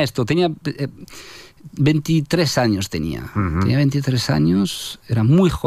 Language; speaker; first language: Spanish; non-native, fluent; French